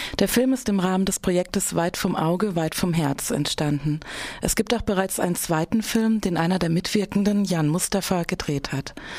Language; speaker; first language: German; native; German